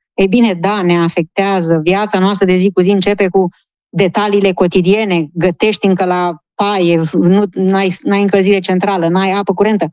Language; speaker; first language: Romanian; native; Romanian